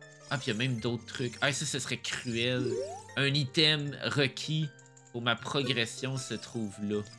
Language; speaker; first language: French; native; French